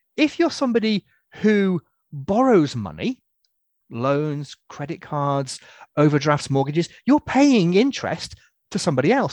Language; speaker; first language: English; native; English